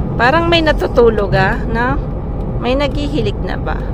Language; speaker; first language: Filipino; native; Filipino